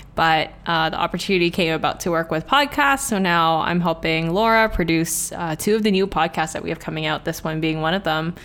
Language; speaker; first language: English; non-native, local second language; Cantonese